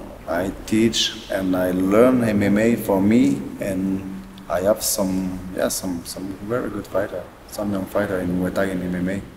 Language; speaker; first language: English; non-native, learner; French